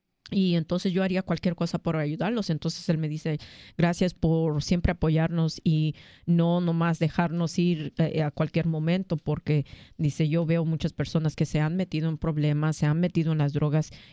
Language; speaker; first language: Spanish; early bilingual, heritage; Spanish